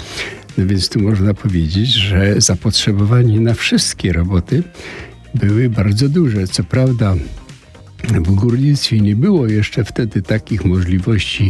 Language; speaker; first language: Polish; native; Polish